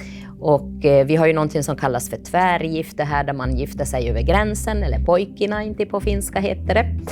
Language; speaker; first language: Swedish; early bilingual, other home language; Finnish